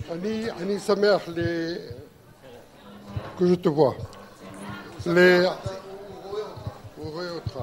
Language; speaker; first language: Hebrew; non-native, learner; French